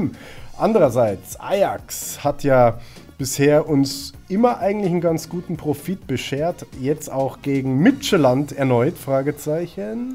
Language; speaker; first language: German; native; German